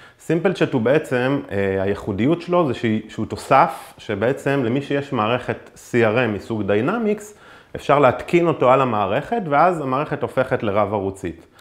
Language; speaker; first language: Hebrew; native; Hebrew